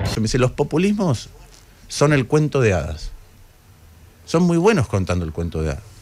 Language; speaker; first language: Spanish; native; Spanish